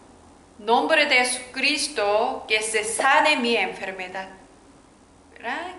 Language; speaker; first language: Spanish; non-native, learner; Korean